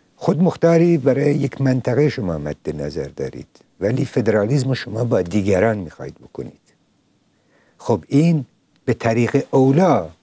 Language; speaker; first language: Persian; non-native, local second language; Central Kurdish